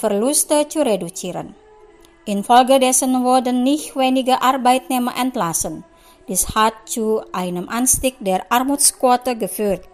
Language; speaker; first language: German; non-native, fluent; Indonesian